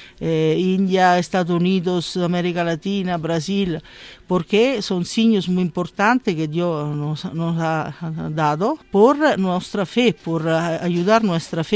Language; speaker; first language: Spanish; non-native, learner; Italian